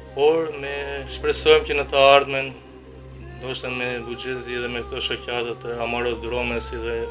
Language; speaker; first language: Albanian; native; Albanian